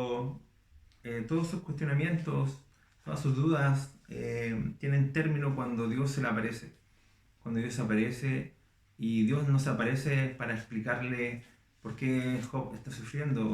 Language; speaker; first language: Spanish; native; Spanish